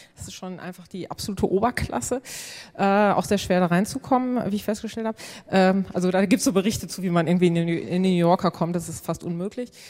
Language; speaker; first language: German; native; German